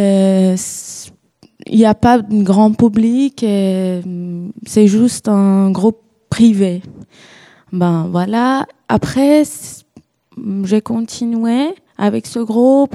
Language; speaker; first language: French; non-native, learner; Persian